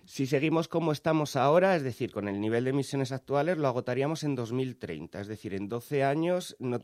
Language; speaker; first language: Spanish; native; Spanish